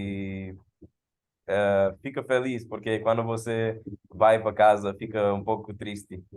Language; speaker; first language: Portuguese; non-native, learner; English